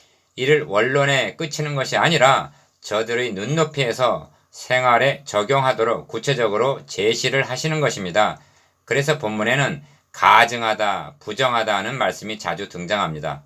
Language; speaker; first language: Korean; native; Korean